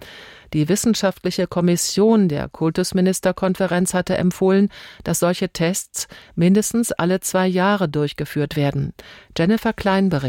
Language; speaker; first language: German; native; German